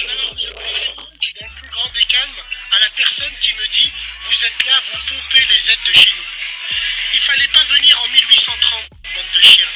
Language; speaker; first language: French; early bilingual, other home language; Arabic